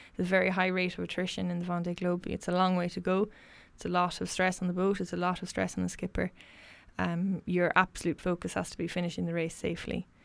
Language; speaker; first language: English; native; English